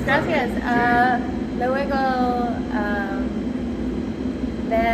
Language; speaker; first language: Spanish; non-native, learner; English